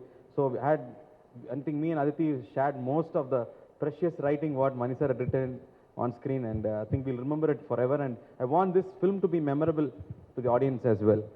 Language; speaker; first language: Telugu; non-native, learner; Tamil